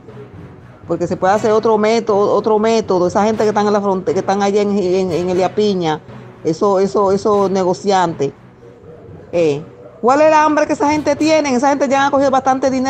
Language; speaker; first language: Spanish; native; Spanish